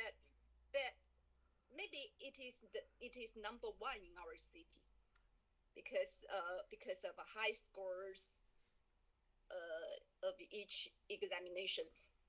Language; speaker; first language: English; non-native, learner; Chinese